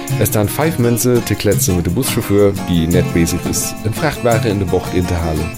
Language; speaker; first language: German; non-native, learner; Dutch